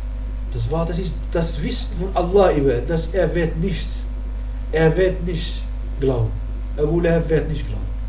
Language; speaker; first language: German; non-native, learner; Arabic